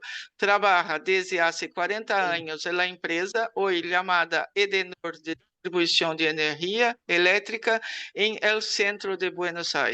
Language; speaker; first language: Portuguese; non-native, learner; Spanish